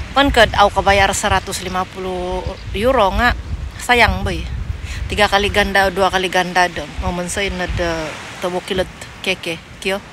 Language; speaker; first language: Malay; non-native, local second language; Central Dusun